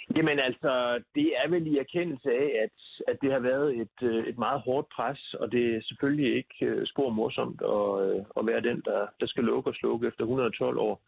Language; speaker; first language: Danish; native; Danish